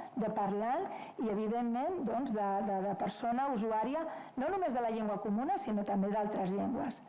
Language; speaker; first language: Catalan; non-native, local second language; Spanish